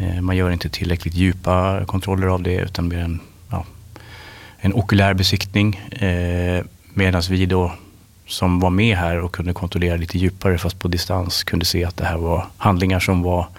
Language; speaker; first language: Swedish; native; Swedish